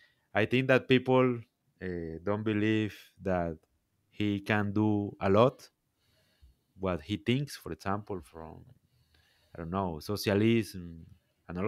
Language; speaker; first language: English; non-native, learner; Spanish